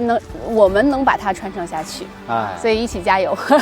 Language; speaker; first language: Chinese; native; Chinese